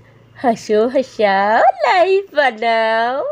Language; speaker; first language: Hindi; non-native, local second language; Bangla